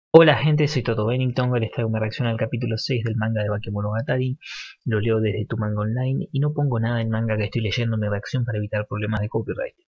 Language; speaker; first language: Spanish; native; Spanish